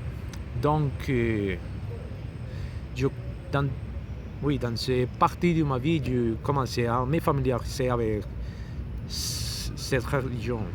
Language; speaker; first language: French; non-native, learner; Spanish